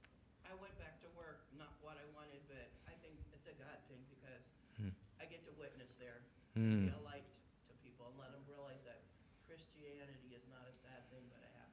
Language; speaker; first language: English; native; English